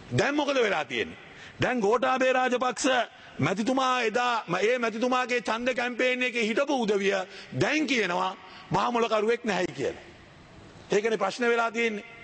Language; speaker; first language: Sinhala; non-native, local second language; Tamil